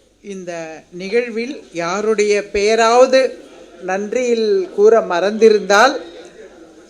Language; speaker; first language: Tamil; native; Tamil